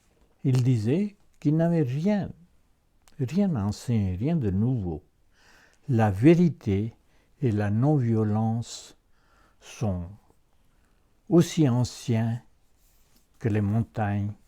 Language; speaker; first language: French; non-native, fluent; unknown